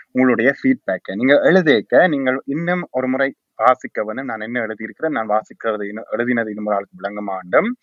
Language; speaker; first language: Tamil; early bilingual, heritage; Tamil